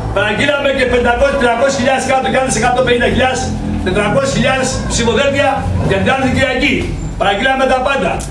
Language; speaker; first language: Greek; early bilingual, heritage; Greek